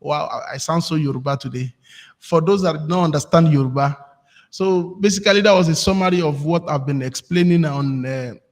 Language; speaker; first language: English; non-native, local second language; Yoruba